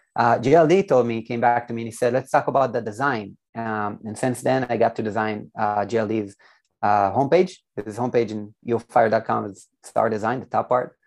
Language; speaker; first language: English; non-native, fluent; Hebrew